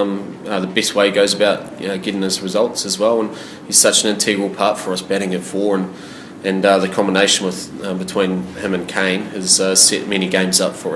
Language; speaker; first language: English; native; English